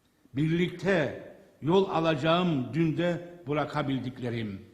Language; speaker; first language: Turkish; native; Turkish